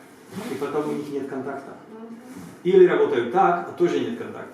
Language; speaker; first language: Russian; non-native, learner; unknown